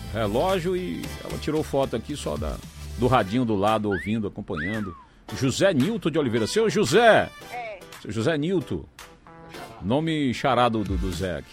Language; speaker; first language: Portuguese; native; Portuguese